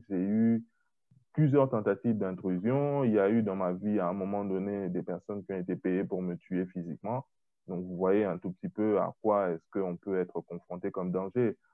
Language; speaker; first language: French; non-native, local second language; Lingala